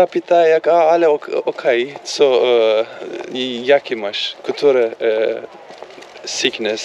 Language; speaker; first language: Polish; non-native, learner; Turkish